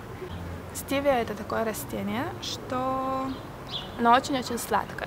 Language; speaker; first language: Russian; early bilingual, heritage; Russian